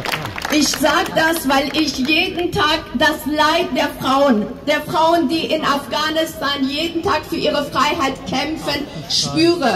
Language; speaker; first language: German; non-native, fluent; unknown